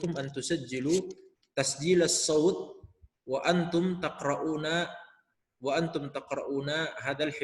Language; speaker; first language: Arabic; non-native, fluent; Indonesian